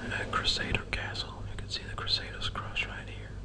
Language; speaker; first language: English; non-native, fluent; Danish